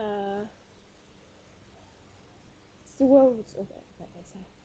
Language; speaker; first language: English; non-native, learner; Vietnamese